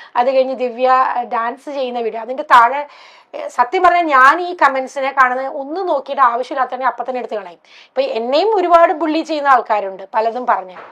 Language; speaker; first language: Malayalam; native; Malayalam